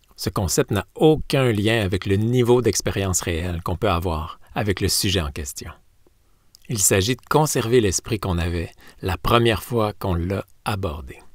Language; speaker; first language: French; native; French